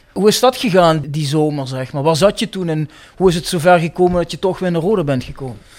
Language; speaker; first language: Dutch; native; Dutch